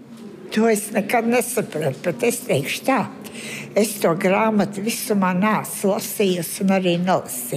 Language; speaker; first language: Latvian; early bilingual, heritage; Latvian